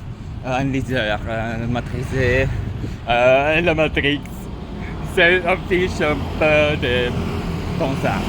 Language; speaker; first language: French; non-native, learner; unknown